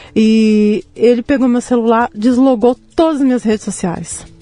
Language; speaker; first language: Portuguese; native; Portuguese